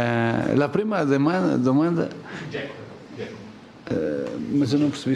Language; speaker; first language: Italian; non-native, learner; Portuguese